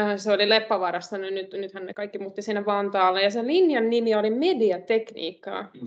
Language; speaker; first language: Finnish; non-native, fluent; Russian